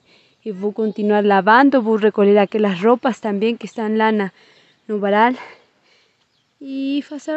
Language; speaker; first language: Spanish; non-native, learner; Portuguese